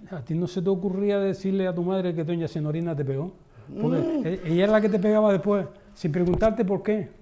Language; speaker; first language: Spanish; native; Spanish